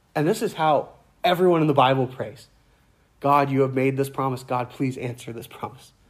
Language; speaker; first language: English; native; English